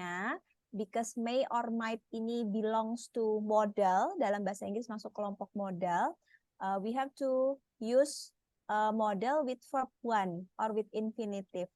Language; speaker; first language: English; non-native, fluent; Indonesian